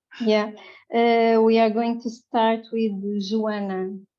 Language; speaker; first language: English; non-native, fluent; Portuguese